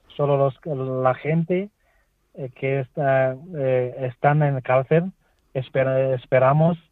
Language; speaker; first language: Spanish; non-native, learner; Swahili